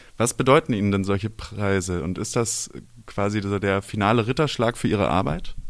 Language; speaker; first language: German; native; German